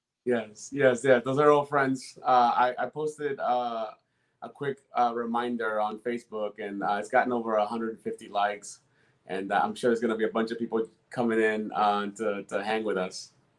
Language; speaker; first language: English; early bilingual, other home language; Spanish